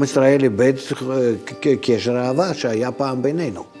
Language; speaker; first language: Hebrew; non-native, fluent; Russian